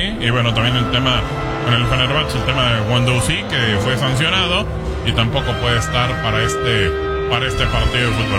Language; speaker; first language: Spanish; native; Spanish